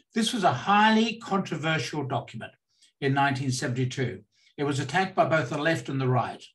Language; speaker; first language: English; native; English